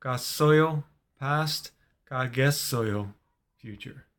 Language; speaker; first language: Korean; non-native, fluent; English